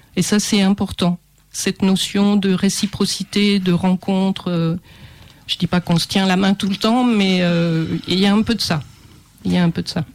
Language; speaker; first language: French; native; French